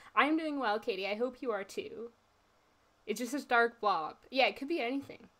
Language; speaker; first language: English; native; English